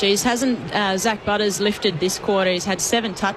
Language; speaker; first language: English; native; English